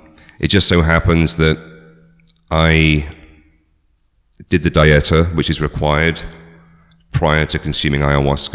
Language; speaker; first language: English; native; English